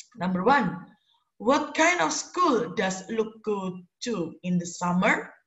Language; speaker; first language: English; non-native, fluent; Indonesian